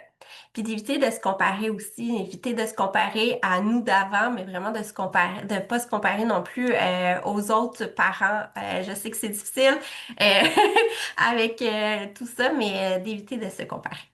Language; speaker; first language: French; native; French